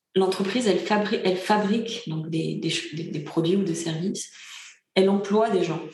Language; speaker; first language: French; early bilingual, other home language; Bulgarian